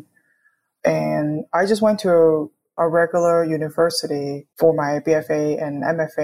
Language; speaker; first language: English; non-native, local second language; Cantonese